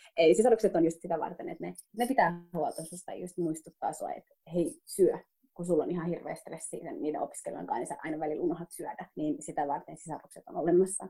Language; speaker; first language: Finnish; early bilingual, other home language; Somali